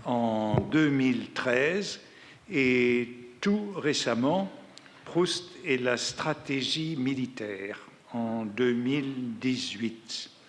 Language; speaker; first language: French; native; French